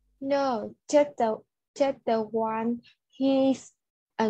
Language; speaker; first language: English; non-native, learner; Vietnamese